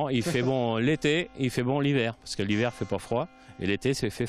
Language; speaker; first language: French; native; French